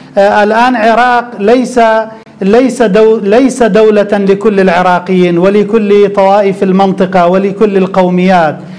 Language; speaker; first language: Arabic; non-native, local second language; Kurdish